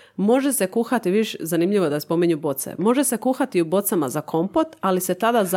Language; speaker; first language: Croatian; native; Croatian